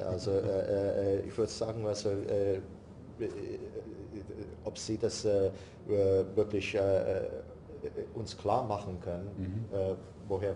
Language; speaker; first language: German; non-native, learner; English